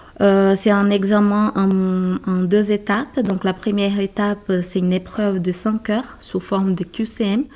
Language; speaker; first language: French; non-native, fluent; Portuguese